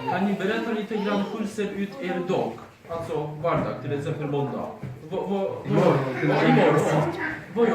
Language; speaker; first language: Swedish; non-native, fluent; Polish